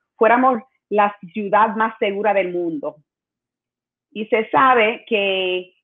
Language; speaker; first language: Spanish; early bilingual, heritage; Spanish